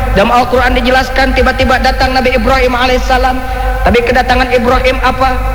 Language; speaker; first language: Indonesian; non-native, local second language; Sundanese